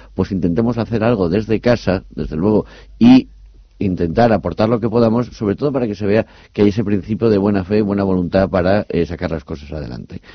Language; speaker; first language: Spanish; native; Spanish